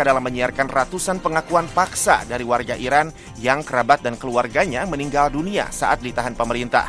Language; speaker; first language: Indonesian; native; Indonesian